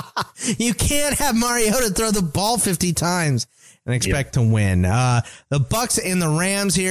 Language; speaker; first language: English; native; English